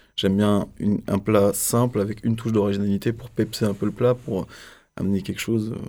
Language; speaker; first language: French; native; French